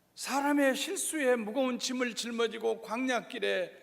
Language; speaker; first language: Korean; native; Korean